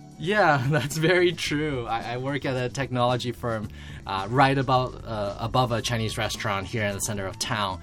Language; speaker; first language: English; early bilingual, other home language; Chinese